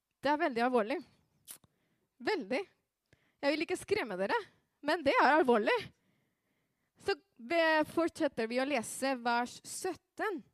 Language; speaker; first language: Norwegian; non-native, fluent; Spanish